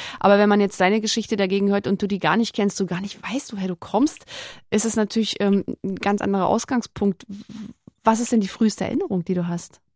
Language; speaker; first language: German; native; German